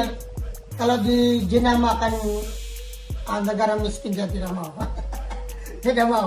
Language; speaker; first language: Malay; non-native, local second language; Filipino